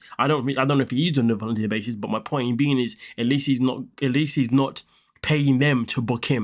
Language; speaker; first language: English; native; English